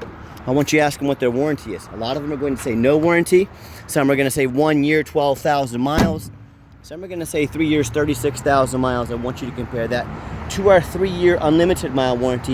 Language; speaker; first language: English; native; English